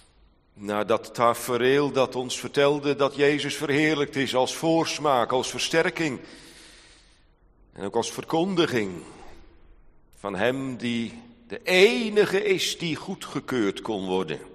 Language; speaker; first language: Dutch; native; Dutch